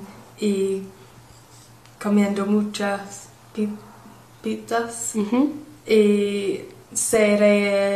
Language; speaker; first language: Spanish; non-native, learner; English